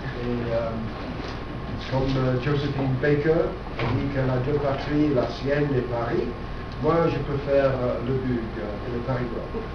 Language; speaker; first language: French; non-native, fluent; English